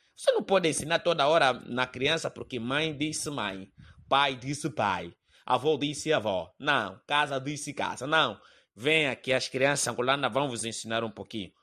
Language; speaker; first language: Portuguese; native; Portuguese